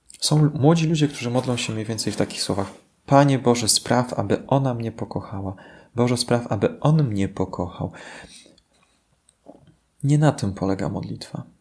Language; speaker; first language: Polish; native; Polish